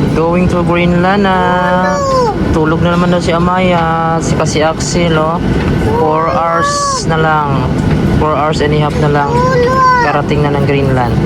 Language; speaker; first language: Filipino; non-native, local second language; Cebuano